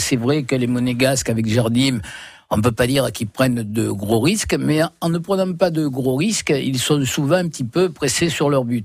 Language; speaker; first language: French; native; French